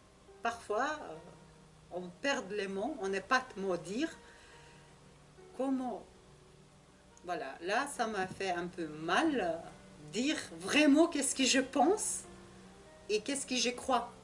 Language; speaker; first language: French; non-native, learner; Russian